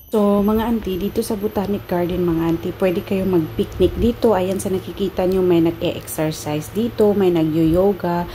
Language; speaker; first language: Filipino; non-native, local second language; Cebuano